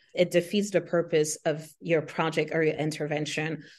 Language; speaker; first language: English; non-native, fluent; Haitian Creole